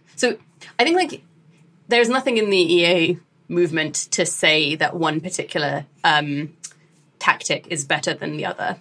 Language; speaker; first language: English; native; English